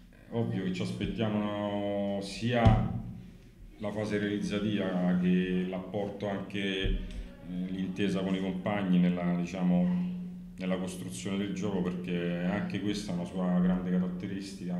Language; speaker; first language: Italian; native; Italian